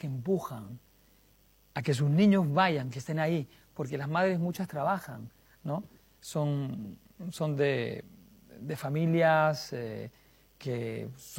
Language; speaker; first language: Spanish; native; Spanish